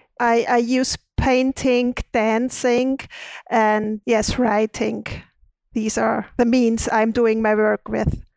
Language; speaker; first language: English; non-native, fluent; German